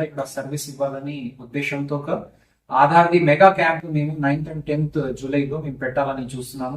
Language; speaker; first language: Telugu; non-native, fluent; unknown